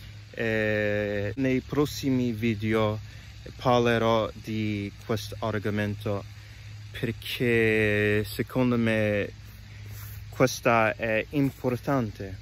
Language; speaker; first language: Italian; non-native, learner; English